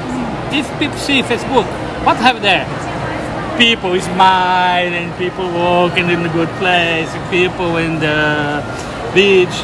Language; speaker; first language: English; non-native, learner; Portuguese